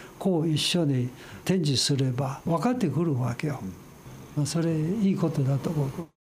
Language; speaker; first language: Japanese; non-native, fluent; Chinese